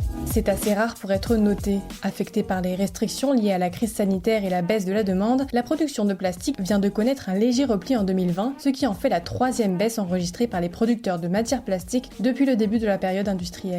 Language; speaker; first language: French; native; French